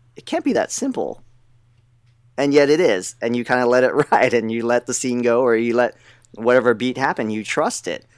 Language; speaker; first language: English; native; English